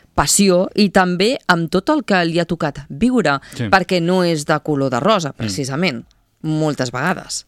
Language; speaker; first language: Catalan; native; Catalan